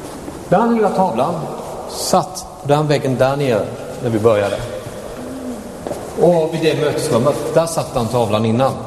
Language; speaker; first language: Swedish; native; Swedish